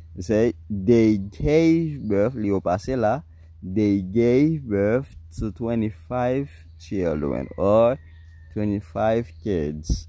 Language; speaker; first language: English; non-native, fluent; Haitian Creole